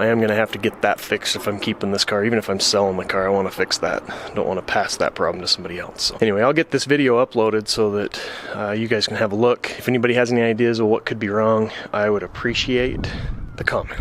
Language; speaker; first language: English; native; English